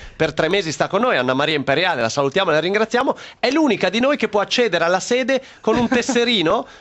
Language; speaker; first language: Italian; native; Italian